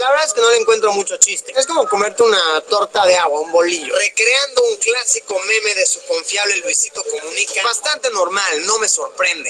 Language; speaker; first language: Spanish; native; Spanish